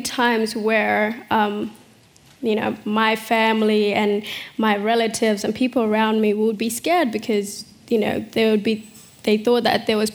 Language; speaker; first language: English; early bilingual, other home language; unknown